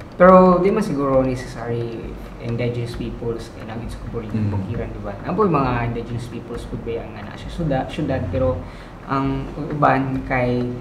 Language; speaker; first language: Cebuano; non-native, local second language; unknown